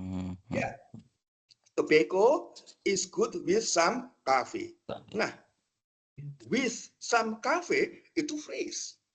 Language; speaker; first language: English; non-native, fluent; Indonesian